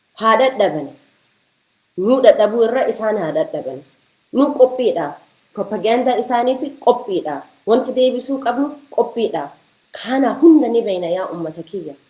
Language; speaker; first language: Oromo; early bilingual, heritage; Oromo